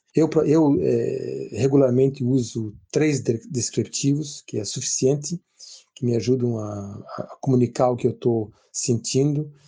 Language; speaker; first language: Portuguese; native; Portuguese